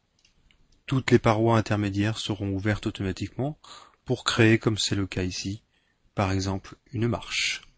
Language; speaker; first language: French; native; French